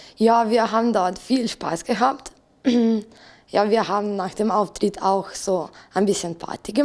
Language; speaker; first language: German; non-native, fluent; Slovenian